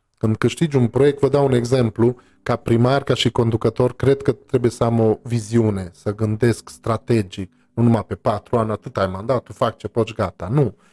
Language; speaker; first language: Romanian; native; Romanian